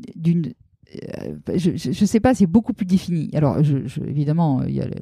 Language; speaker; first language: French; native; French